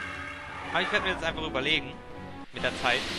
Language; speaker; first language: German; native; German